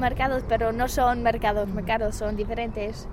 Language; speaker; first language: Spanish; non-native, fluent; English